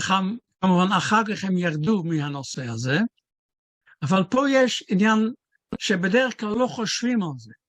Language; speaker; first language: Hebrew; non-native, fluent; Dutch